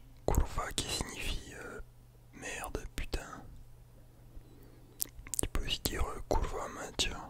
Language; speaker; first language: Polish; early bilingual, heritage; French